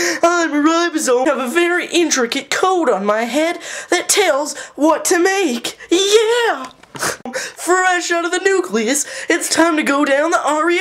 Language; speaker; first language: English; native; English